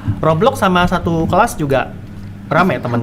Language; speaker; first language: Indonesian; native; Indonesian